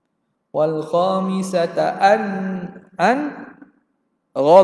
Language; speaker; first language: Arabic; non-native, fluent; Malay